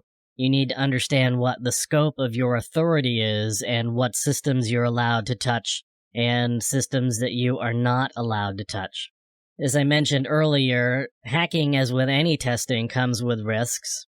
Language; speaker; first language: English; native; English